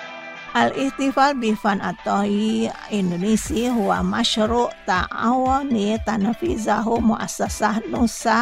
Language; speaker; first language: Arabic; non-native, fluent; Indonesian